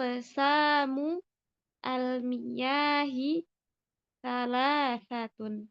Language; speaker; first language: Arabic; non-native, fluent; Indonesian